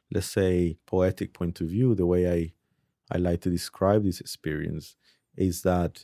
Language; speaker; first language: English; early bilingual, other home language; Spanish